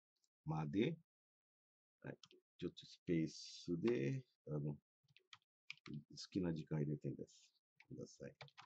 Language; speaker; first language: Japanese; non-native, fluent; Portuguese